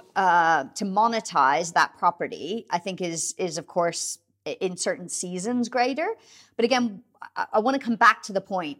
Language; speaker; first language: English; native; English